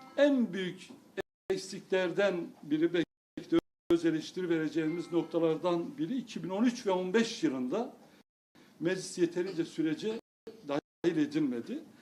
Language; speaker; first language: Turkish; non-native, local second language; Kurdish